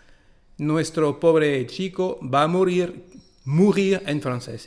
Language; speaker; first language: Spanish; non-native, fluent; French